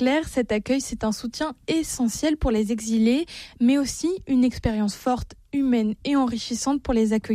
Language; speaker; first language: French; native; French